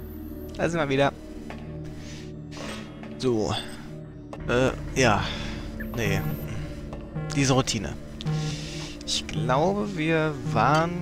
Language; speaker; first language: German; native; German